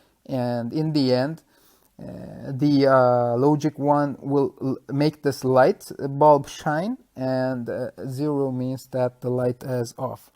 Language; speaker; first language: English; non-native, fluent; Turkish